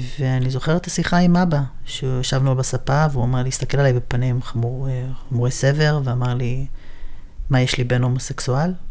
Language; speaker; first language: Hebrew; native; Hebrew